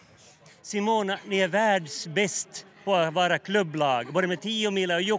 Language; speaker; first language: Swedish; native; Swedish